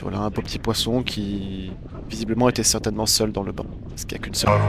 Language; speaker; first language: French; native; French